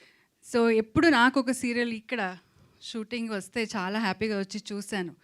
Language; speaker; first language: Telugu; non-native, local second language; Kannada